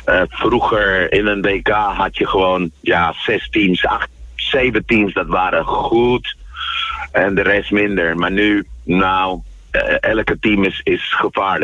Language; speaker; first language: Dutch; non-native, fluent; Spanish